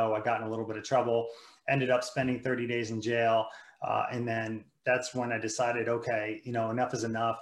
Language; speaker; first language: English; native; English